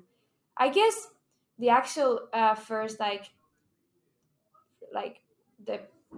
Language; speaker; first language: English; non-native, fluent; Spanish